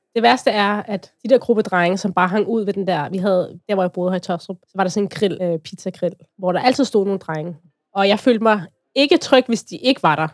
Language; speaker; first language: Danish; native; Danish